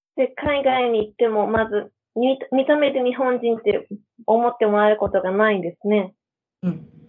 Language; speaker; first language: Japanese; native; Japanese